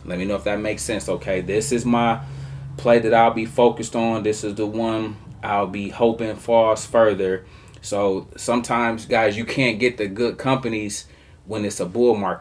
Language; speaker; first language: English; native; English